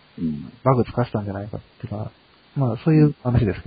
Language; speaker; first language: Japanese; native; Japanese